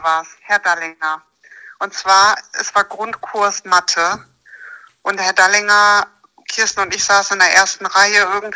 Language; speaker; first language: German; native; German